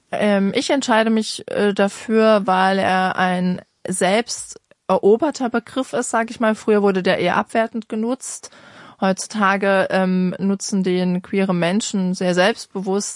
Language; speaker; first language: German; native; German